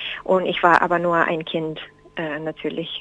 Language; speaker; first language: German; non-native, fluent; Spanish